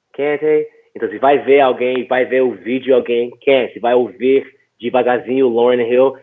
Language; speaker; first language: Portuguese; non-native, fluent; English